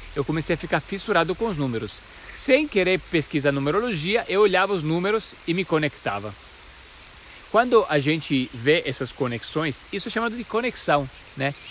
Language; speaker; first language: Portuguese; non-native, fluent; Italian